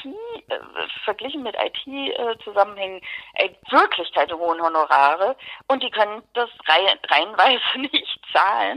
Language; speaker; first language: German; native; German